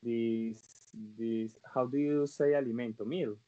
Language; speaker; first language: English; non-native, learner; Spanish